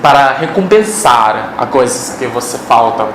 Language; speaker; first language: Portuguese; non-native, fluent; Chinese